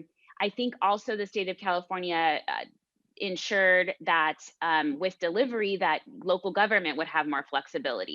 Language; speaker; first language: English; native; English